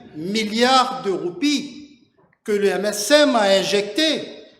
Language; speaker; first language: French; non-native, local second language; Morisyen